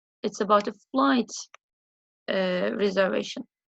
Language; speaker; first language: English; non-native, fluent; Turkish